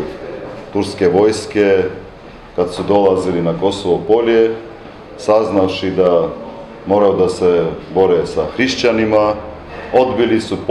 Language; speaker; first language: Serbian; non-native, fluent; Armenian